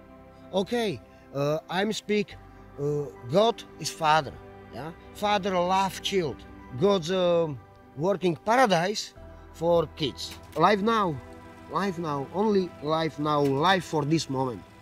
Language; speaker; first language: English; non-native, learner; Slovak